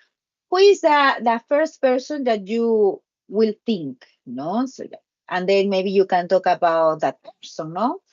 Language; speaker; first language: English; non-native, learner; Spanish